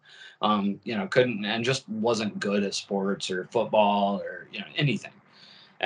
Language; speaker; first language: English; native; English